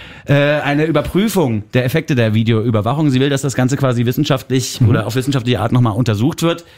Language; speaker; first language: German; native; German